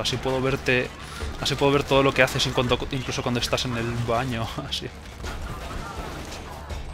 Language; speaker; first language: Spanish; native; Spanish